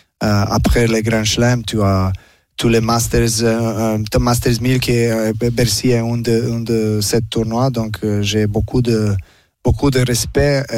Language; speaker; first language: French; non-native, learner; Serbian